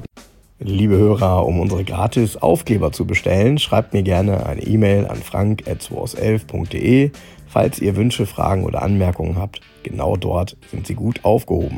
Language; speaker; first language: German; native; German